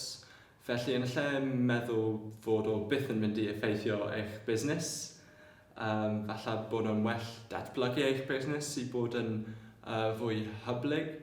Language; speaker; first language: Welsh; non-native, local second language; English